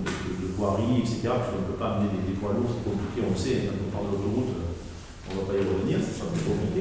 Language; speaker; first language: French; native; French